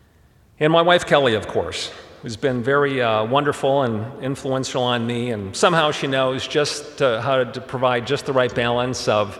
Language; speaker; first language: English; early bilingual, other home language; German